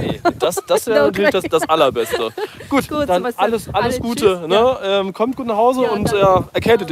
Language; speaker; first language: German; native; German